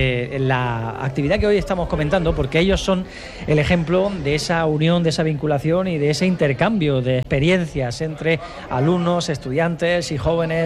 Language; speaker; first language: Spanish; native; Spanish